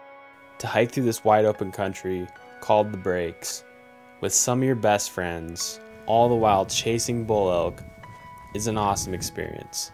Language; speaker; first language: English; native; English